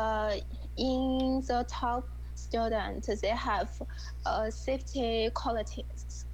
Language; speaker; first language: English; non-native, learner; Chinese